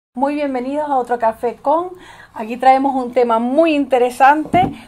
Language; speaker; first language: Spanish; native; Spanish